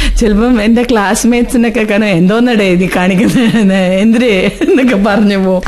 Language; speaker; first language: Malayalam; early bilingual, heritage; Malayalam